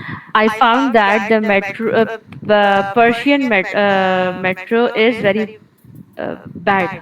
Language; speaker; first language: English; non-native, local second language; Urdu